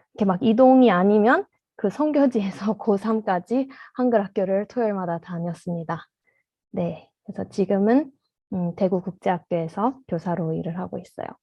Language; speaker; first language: Korean; early bilingual, heritage; Korean